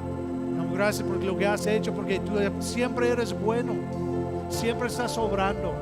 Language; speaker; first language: Spanish; non-native, fluent; English